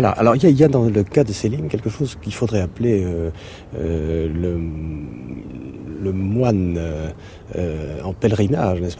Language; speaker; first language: French; native; French